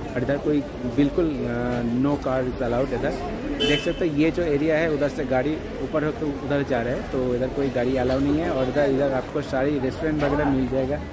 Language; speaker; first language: Hindi; non-native, local second language; Bangla